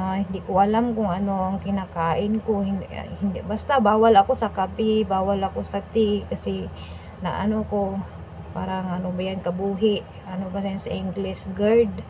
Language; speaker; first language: Filipino; non-native, local second language; Cebuano